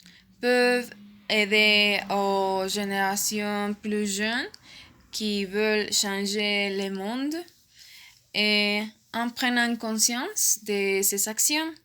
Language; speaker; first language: French; non-native, learner; Spanish